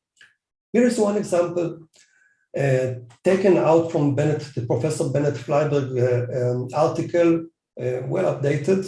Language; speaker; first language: English; non-native, fluent; Hebrew